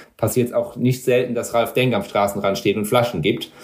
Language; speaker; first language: German; non-native, local second language; Luxembourgish